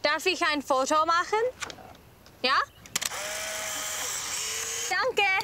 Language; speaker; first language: German; non-native, learner; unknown